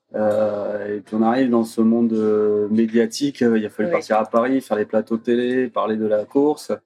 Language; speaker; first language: French; native; French